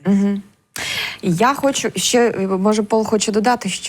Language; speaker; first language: Ukrainian; native; Ukrainian